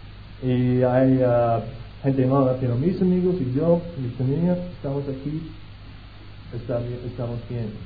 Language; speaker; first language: Spanish; non-native, fluent; English